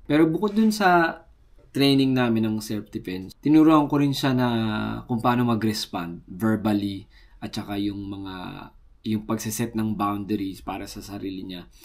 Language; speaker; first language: Filipino; native; Filipino